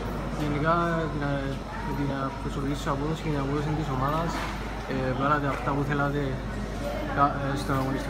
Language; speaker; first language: Greek; native; Greek